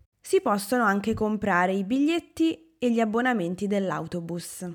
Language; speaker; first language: Italian; native; Italian